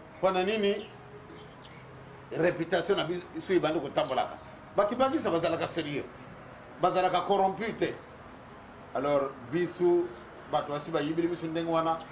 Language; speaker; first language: Lingala; non-native, local second language; Kongo